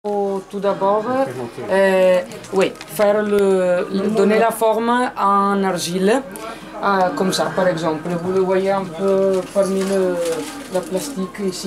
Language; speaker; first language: French; non-native, fluent; Italian